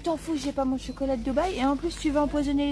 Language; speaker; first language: French; native; French